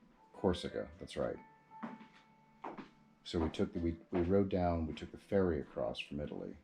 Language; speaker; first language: English; native; English